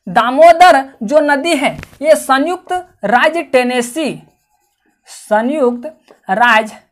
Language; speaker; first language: Hindi; native; Hindi